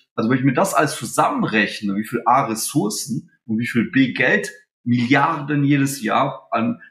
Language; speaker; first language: German; early bilingual, other home language; Polish